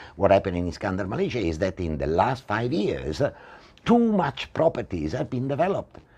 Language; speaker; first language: English; non-native, fluent; Italian